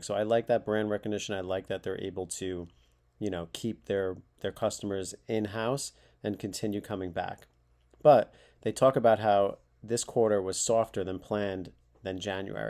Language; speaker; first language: English; native; English